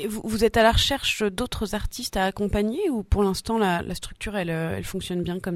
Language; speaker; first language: French; native; French